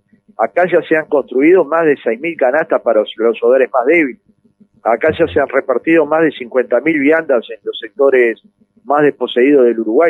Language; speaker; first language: Spanish; native; Spanish